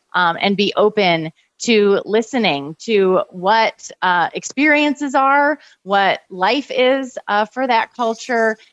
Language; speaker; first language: English; native; English